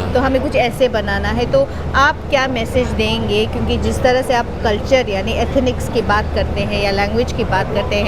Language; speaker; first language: Hindi; native; Hindi